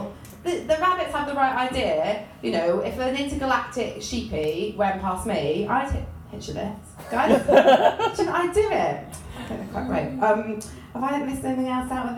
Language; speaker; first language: English; native; English